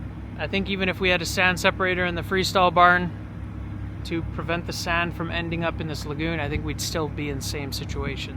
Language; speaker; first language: English; native; English